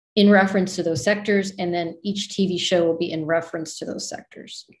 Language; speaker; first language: English; native; English